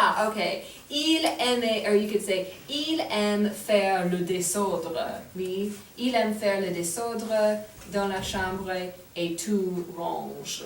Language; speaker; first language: French; non-native, fluent; English